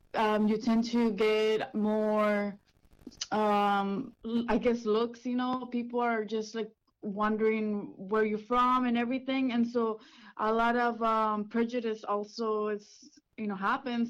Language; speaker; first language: English; early bilingual, other home language; Spanish